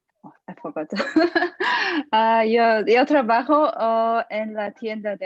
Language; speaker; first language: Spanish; non-native, learner; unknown